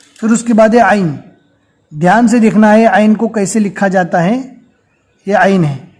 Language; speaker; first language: Hindi; native; Hindi